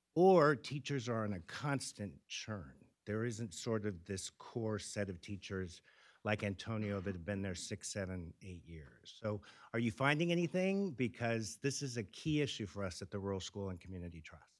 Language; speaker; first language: English; native; English